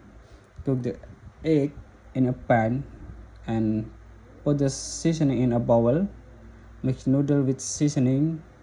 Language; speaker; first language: English; non-native, learner; Indonesian